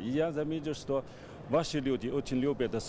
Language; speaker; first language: Russian; non-native, fluent; Chinese